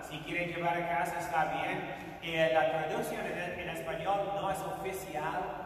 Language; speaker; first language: Spanish; non-native, fluent; English